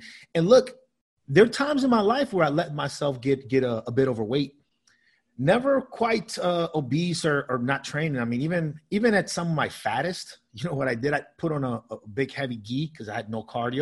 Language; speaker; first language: English; native; English